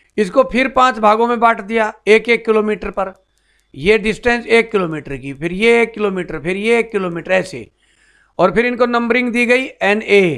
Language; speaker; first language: Hindi; native; Hindi